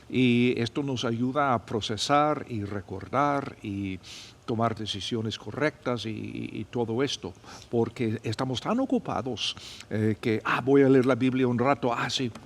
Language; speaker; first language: Spanish; non-native, fluent; English